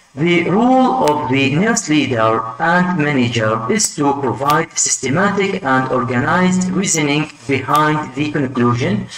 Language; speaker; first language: English; non-native, fluent; Arabic